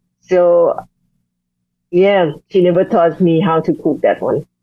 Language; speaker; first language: English; non-native, learner; Thai